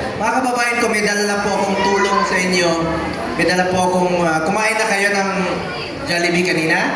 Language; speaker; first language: Filipino; non-native, local second language; Cebuano